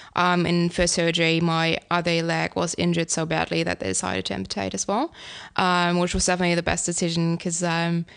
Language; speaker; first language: English; non-native, fluent; German